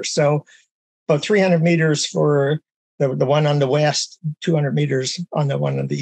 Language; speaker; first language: English; native; English